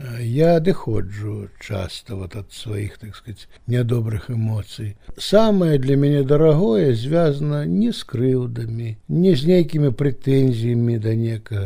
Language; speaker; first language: Belarusian; native; Belarusian